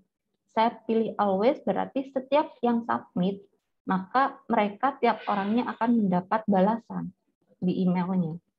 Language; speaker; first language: Indonesian; native; Indonesian